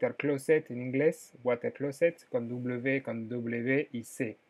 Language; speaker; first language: Spanish; non-native, fluent; French